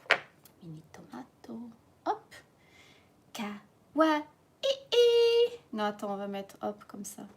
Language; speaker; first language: French; native; French